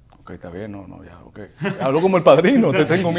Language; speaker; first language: Spanish; native; Spanish